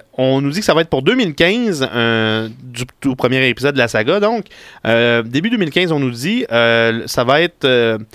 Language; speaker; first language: French; native; French